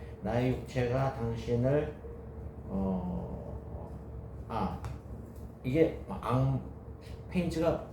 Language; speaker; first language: Korean; native; Korean